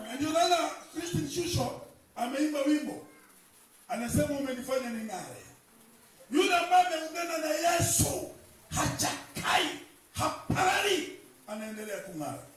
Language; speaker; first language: Swahili; non-native, local second language; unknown